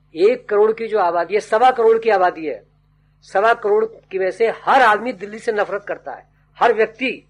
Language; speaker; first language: Hindi; native; Hindi